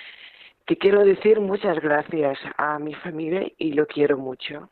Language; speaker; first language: Spanish; non-native, learner; Ukrainian